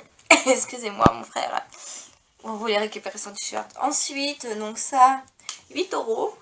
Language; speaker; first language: French; native; French